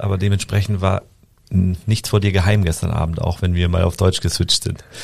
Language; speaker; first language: German; native; German